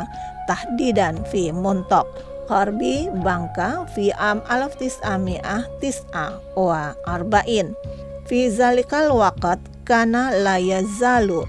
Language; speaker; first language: Arabic; non-native, fluent; Indonesian